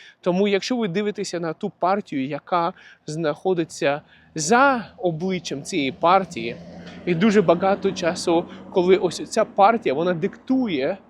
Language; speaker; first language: Ukrainian; non-native, local second language; Russian